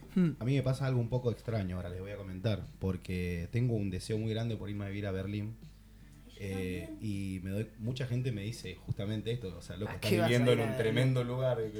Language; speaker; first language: Spanish; native; Spanish